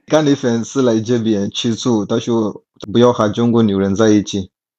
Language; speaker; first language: Chinese; non-native, learner; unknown